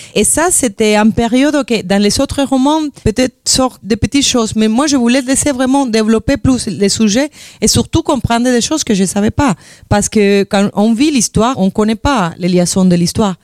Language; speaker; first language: French; non-native, fluent; Spanish